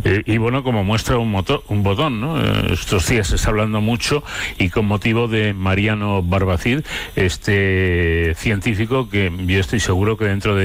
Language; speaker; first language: Spanish; native; Spanish